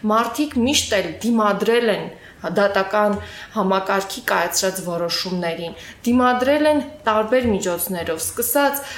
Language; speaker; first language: Armenian; native; Armenian